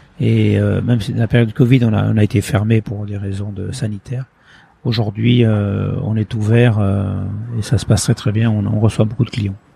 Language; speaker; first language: French; early bilingual, other home language; Portuguese